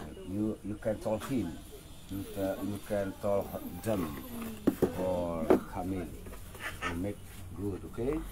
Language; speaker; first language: English; non-native, learner; Balinese